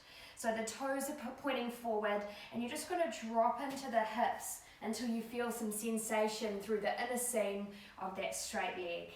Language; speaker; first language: English; native; English